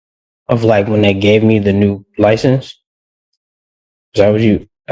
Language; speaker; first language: English; native; English